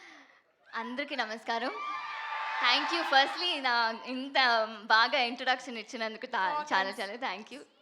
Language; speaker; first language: Telugu; non-native, fluent; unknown